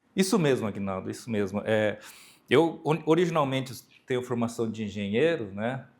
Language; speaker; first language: Portuguese; early bilingual, other home language; Japanese